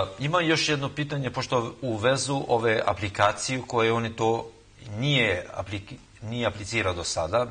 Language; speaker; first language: Serbian; non-native, local second language; Albanian